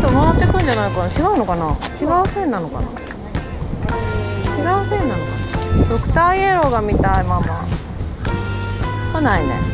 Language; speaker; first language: Japanese; native; Japanese